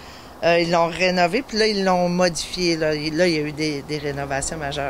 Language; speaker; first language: French; native; French